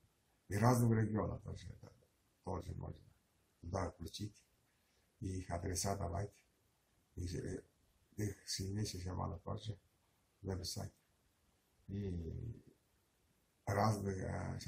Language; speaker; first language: Russian; non-native, local second language; Tuvinian